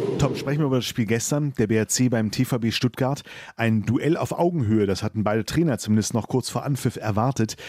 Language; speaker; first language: German; native; German